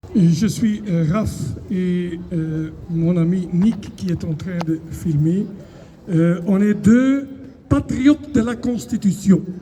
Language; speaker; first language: French; non-native, local second language; Dutch